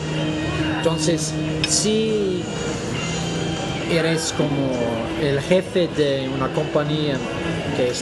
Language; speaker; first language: Spanish; non-native, fluent; English